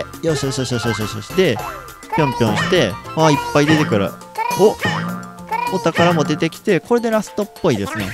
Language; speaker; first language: Japanese; native; Japanese